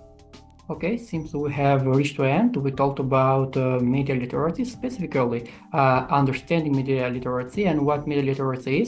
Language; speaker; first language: English; non-native, fluent; Albanian